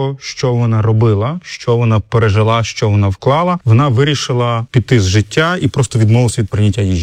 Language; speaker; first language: Ukrainian; native; Ukrainian